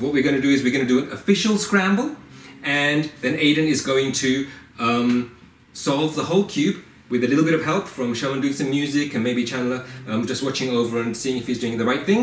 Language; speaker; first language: English; native; English